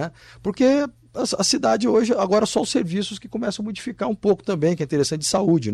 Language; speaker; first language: Portuguese; native; Portuguese